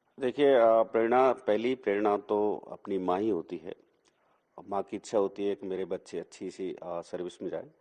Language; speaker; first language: Hindi; native; Hindi